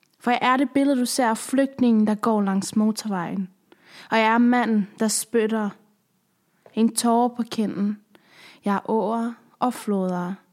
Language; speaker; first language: Danish; early bilingual, other home language; Persian